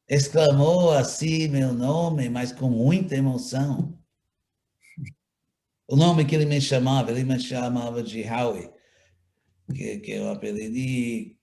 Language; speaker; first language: Portuguese; non-native, fluent; English